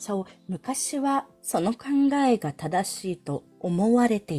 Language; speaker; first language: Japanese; non-native, fluent; Filipino